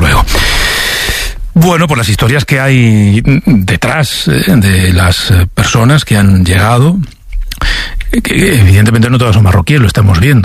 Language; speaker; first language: Spanish; native; Spanish